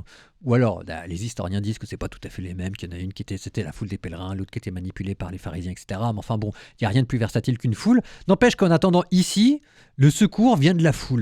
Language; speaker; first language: French; native; French